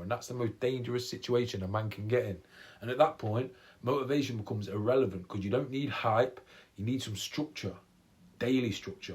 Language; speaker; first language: English; native; English